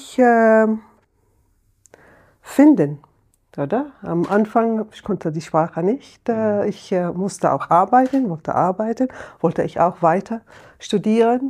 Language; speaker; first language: German; non-native, fluent; Arabic